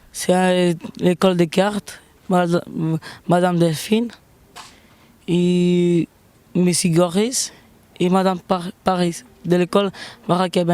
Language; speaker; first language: French; early bilingual, other home language; Romany